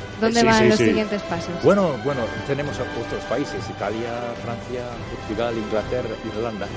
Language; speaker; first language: Spanish; non-native, fluent; English